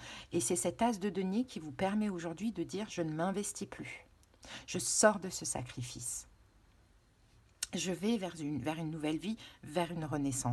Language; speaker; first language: French; native; French